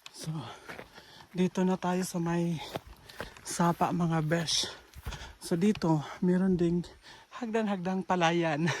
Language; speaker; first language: Filipino; non-native, local second language; Cebuano